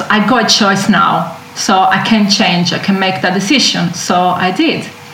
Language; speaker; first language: English; non-native, fluent; Italian